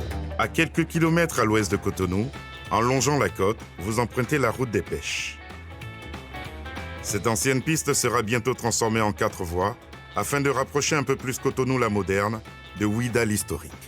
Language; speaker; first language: French; native; French